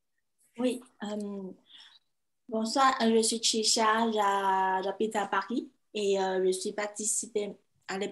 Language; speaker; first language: French; non-native, fluent; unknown